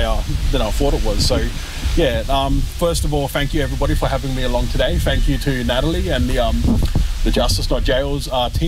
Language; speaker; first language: English; native; English